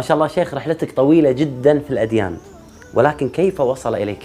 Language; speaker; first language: Arabic; native; Arabic